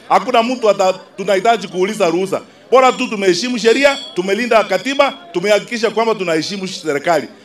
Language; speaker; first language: Swahili; non-native, local second language; Gusii